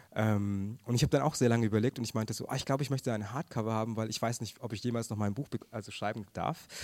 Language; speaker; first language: German; early bilingual, other home language; Tamil